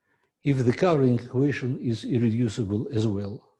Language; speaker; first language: English; non-native, fluent; Russian